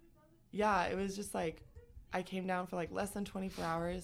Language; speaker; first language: English; native; English